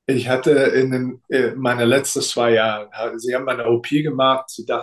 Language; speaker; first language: German; non-native, fluent; English